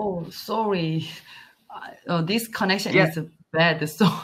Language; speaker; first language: English; non-native, learner; Korean